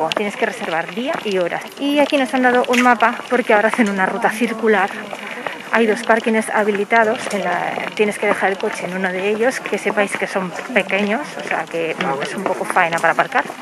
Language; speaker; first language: Spanish; native; Spanish